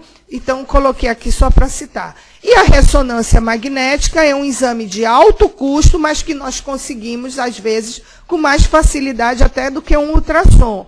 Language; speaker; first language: Portuguese; native; Portuguese